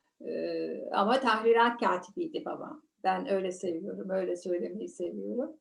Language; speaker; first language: Turkish; native; Turkish